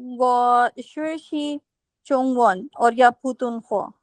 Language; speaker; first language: Chinese; non-native, learner; Hindi